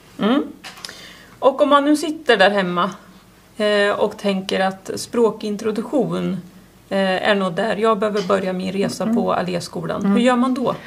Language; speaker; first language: Swedish; native; Swedish